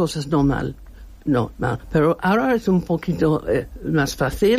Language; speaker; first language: Spanish; non-native, learner; English